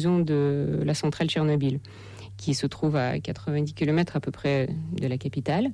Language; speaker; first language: French; non-native, fluent; Russian